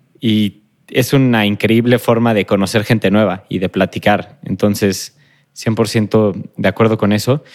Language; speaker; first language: Spanish; native; Spanish